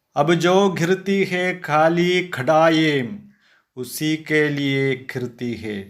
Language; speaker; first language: Hindi; non-native, local second language; Malayalam